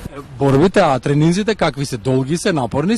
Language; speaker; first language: Macedonian; native; Macedonian